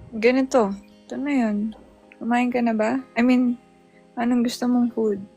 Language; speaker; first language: Filipino; native; Filipino